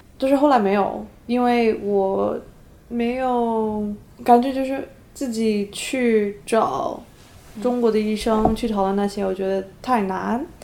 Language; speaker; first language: Chinese; early bilingual, heritage; Cantonese